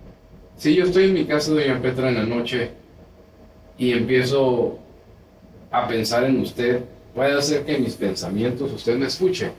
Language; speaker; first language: Spanish; native; Spanish